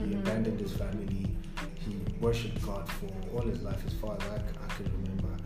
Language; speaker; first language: English; non-native, local second language; Zulu